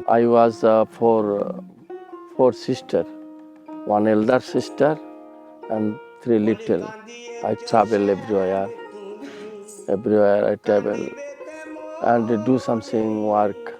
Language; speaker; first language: English; non-native, learner; Bangla